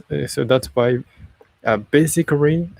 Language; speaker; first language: English; non-native, learner; Japanese